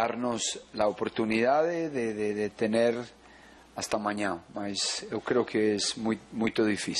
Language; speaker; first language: Portuguese; non-native, learner; Spanish